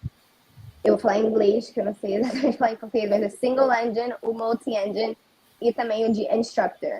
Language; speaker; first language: Portuguese; early bilingual, heritage; Portuguese